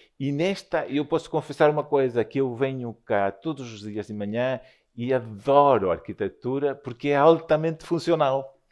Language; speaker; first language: Portuguese; non-native, fluent; Spanish